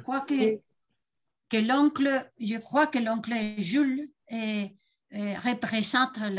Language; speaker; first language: French; non-native, fluent; Spanish